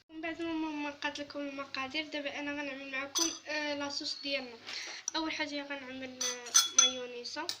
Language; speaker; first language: Arabic; native; Arabic